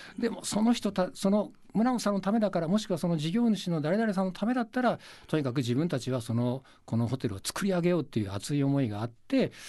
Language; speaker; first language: Japanese; native; Japanese